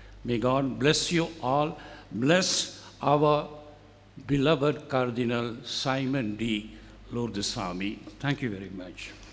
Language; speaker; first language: English; non-native, local second language; Tamil